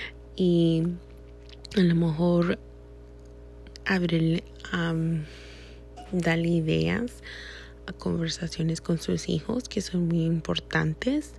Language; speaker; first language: Spanish; early bilingual, heritage; Spanish